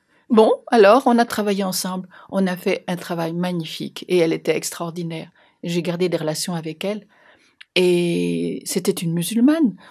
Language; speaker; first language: French; native; French